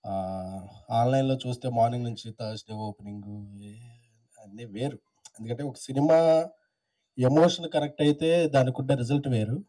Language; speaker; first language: Telugu; native; Telugu